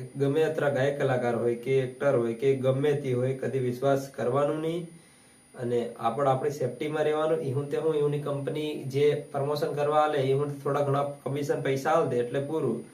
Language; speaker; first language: Gujarati; non-native, local second language; Bhili